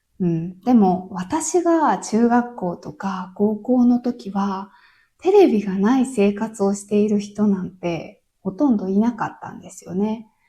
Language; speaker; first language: Japanese; native; Japanese